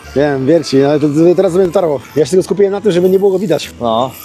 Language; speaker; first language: Polish; native; Polish